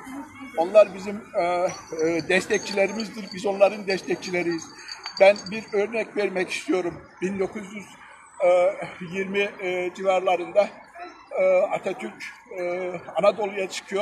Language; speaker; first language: Turkish; early bilingual, heritage; Turkish